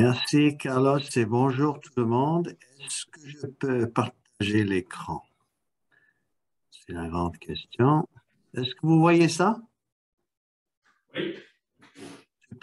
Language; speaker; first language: French; non-native, fluent; English